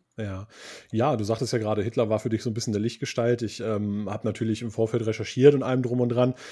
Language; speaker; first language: German; early bilingual, other home language; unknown